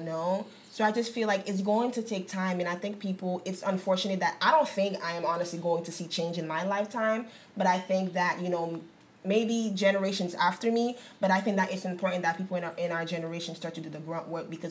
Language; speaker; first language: English; non-native, fluent; French